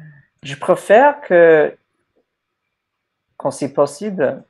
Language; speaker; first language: French; non-native, fluent; English